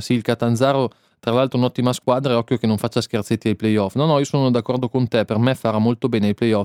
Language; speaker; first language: Italian; native; Italian